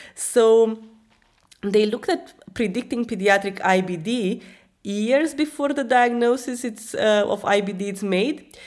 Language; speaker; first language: English; non-native, fluent; Romanian